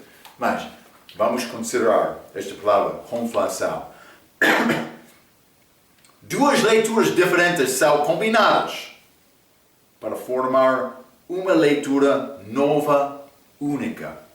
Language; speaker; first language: Portuguese; non-native, fluent; English